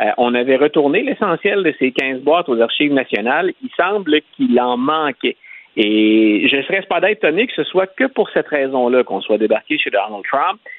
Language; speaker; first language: French; native; French